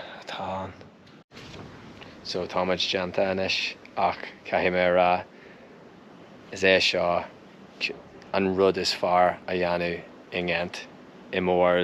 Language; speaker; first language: Irish; non-native, local second language; English